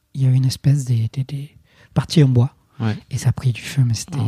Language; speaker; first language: French; non-native, fluent; Spanish